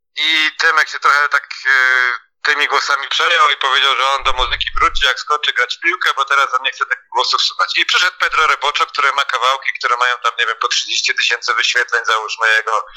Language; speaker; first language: Polish; native; Polish